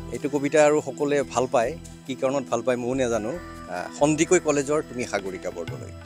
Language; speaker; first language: Assamese; native; Assamese